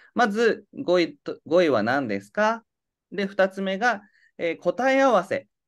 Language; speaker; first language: Japanese; native; Japanese